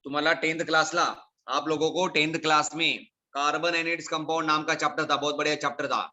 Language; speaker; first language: Hindi; non-native, local second language; Marathi